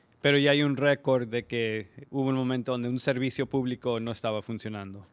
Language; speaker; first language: Spanish; non-native, learner; Portuguese